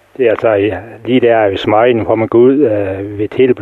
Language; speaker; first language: Danish; native; Danish